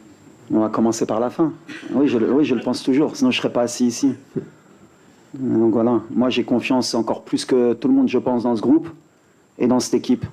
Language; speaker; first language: French; native; French